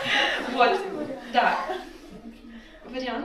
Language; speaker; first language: Russian; native; Russian